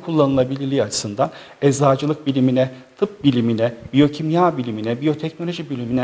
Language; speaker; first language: Turkish; native; Turkish